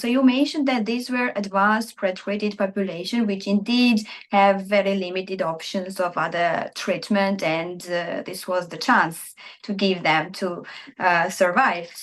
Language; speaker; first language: English; non-native, fluent; Armenian